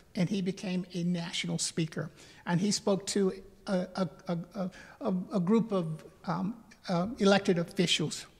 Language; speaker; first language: English; native; English